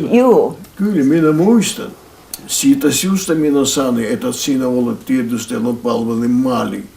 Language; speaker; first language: Finnish; non-native, learner; Russian